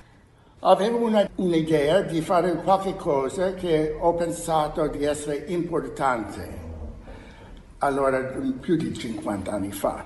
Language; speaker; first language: Italian; non-native, learner; English